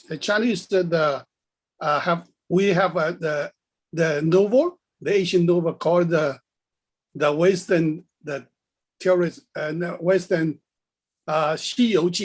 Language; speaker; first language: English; non-native, learner; Chinese